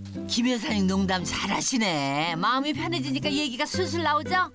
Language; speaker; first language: Korean; native; Korean